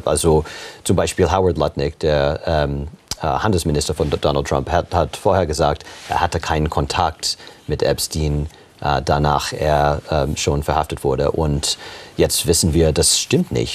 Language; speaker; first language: German; non-native, fluent; English